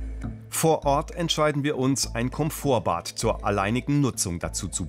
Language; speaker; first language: German; native; German